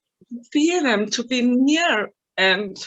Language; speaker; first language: English; non-native, fluent; German